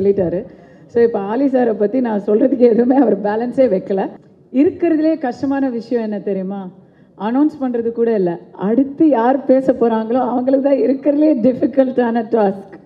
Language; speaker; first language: Tamil; native; Tamil